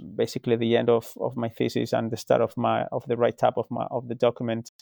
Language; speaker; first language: English; non-native, fluent; Spanish